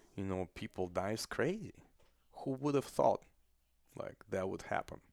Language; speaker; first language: English; non-native, fluent; Russian